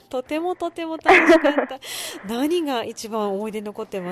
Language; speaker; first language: Japanese; native; Japanese